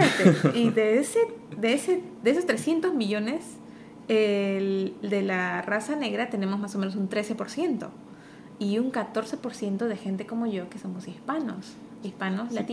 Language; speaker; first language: Spanish; early bilingual, heritage; Spanish